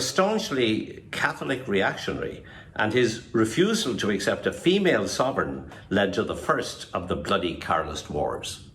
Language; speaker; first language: English; native; English